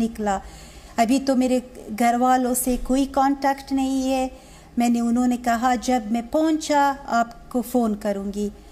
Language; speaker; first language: Hindi; non-native, learner; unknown